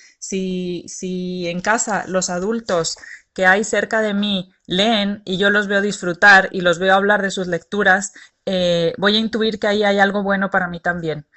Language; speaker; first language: Spanish; native; Spanish